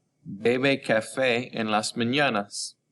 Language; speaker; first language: Spanish; non-native, fluent; English